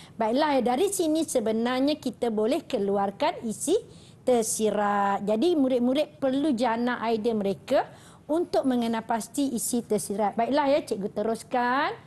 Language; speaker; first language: Malay; native; Malay